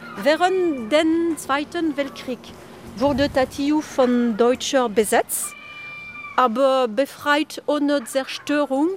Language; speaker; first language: German; non-native, fluent; French